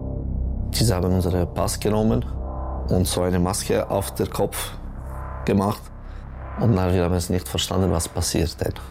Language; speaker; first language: German; non-native, local second language; French